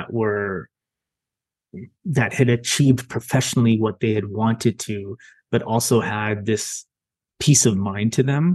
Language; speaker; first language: English; native; English